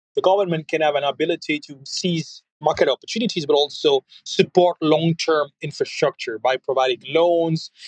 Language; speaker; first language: English; non-native, fluent; French